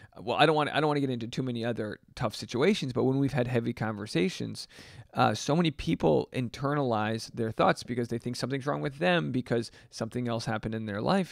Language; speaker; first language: English; native; English